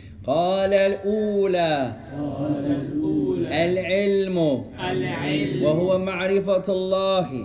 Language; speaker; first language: Arabic; non-native, fluent; English